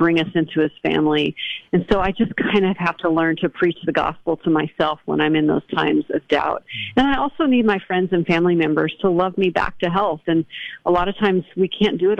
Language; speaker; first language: English; native; English